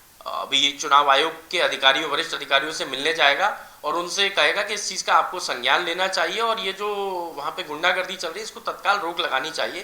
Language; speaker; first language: Hindi; native; Hindi